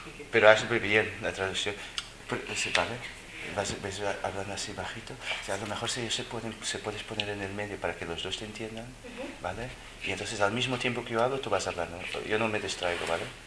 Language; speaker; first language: Spanish; native; Spanish